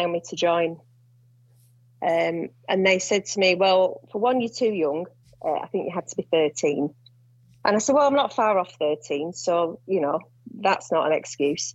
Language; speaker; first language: English; native; English